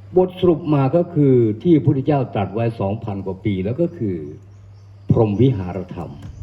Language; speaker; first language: Thai; non-native, local second language; Northern Khmer